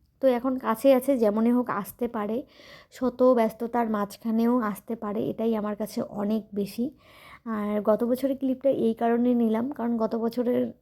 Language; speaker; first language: Bangla; native; Bangla